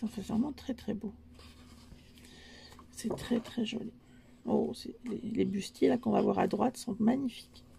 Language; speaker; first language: French; native; French